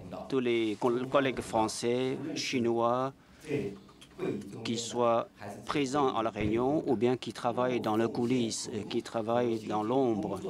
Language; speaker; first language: French; non-native, fluent; Chinese